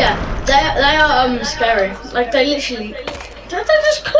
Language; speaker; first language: English; native; English